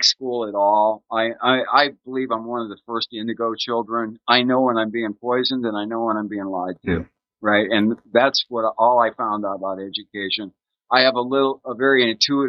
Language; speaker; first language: English; native; English